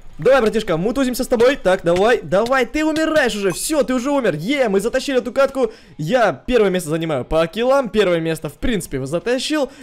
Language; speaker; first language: Russian; early bilingual, heritage; Russian